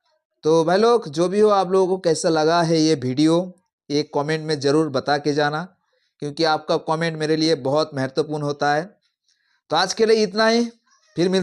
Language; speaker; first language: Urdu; non-native, local second language; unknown